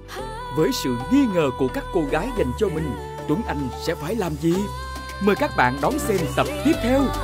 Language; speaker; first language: Vietnamese; native; Vietnamese